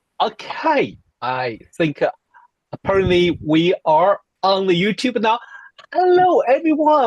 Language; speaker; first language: English; non-native, fluent; Chinese